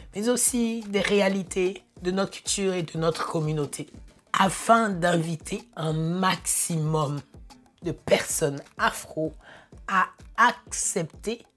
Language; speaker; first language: French; native; French